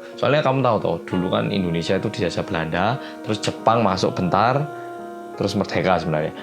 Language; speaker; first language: Indonesian; early bilingual, other home language; Korean